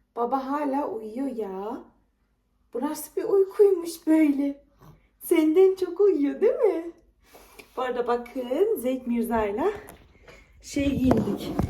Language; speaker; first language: Turkish; early bilingual, heritage; Turkish